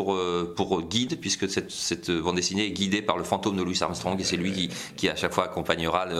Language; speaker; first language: French; native; French